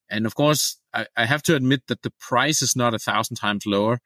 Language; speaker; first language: English; non-native, fluent; Danish